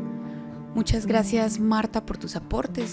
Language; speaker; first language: Spanish; native; Spanish